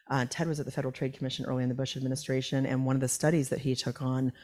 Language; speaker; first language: English; native; English